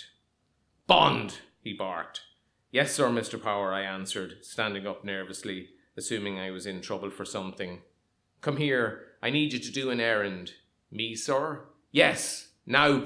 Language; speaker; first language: English; native; English